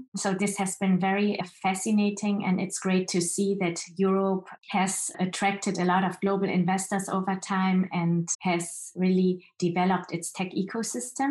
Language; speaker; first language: English; non-native, fluent; Chinese